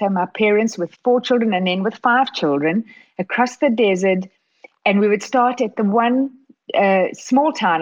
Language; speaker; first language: English; native; English